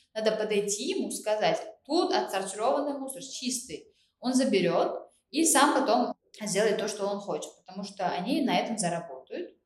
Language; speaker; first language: Russian; non-native, local second language; Uzbek